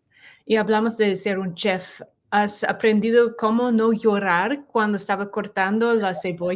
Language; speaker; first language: Spanish; non-native, learner; English